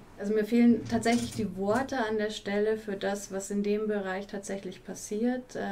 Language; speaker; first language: German; native; German